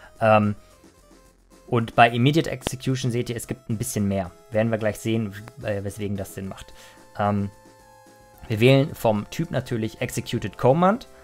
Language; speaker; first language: German; native; German